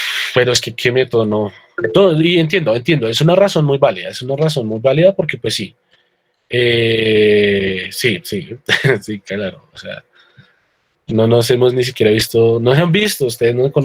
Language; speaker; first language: Spanish; native; Spanish